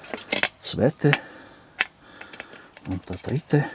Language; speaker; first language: German; native; German